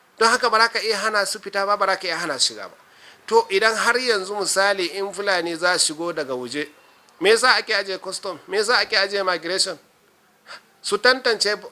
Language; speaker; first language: Hausa; non-native, local second language; Fula